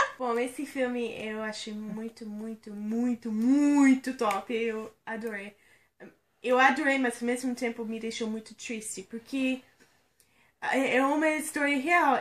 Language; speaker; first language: Portuguese; non-native, fluent; English